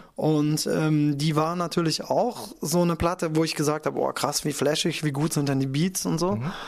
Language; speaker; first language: German; native; German